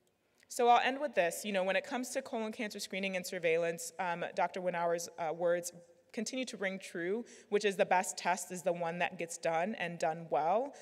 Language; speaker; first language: English; native; English